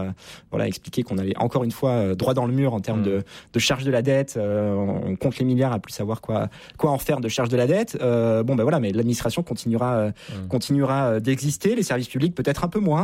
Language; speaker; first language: French; native; French